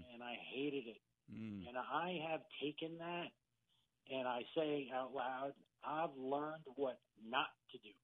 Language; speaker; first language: English; native; English